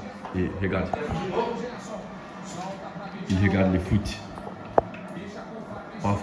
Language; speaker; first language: French; non-native, learner; Portuguese